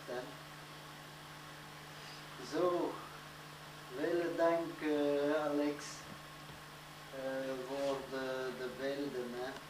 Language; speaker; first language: Dutch; non-native, learner; French